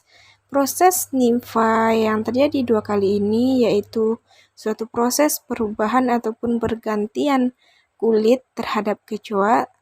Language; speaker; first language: Indonesian; native; Indonesian